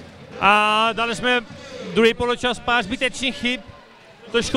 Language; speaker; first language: Czech; early bilingual, heritage; Czech